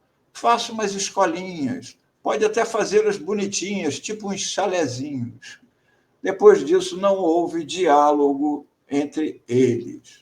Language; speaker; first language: Portuguese; native; Portuguese